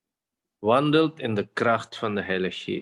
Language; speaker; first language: Dutch; non-native, fluent; Indonesian